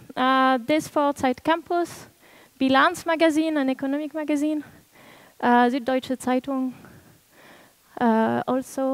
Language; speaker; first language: German; non-native, fluent; French